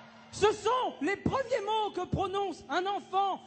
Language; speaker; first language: French; native; French